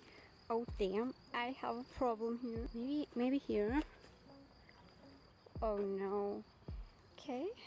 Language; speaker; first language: English; non-native, fluent; German